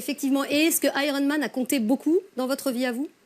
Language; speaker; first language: French; native; French